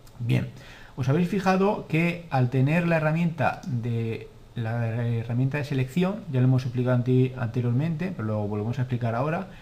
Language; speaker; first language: Spanish; native; Spanish